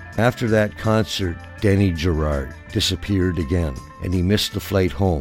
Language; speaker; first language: English; native; English